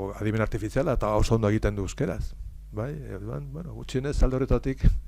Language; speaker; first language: Basque; non-native, local second language; Spanish